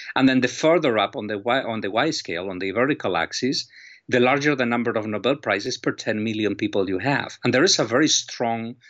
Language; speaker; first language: English; non-native, fluent; Spanish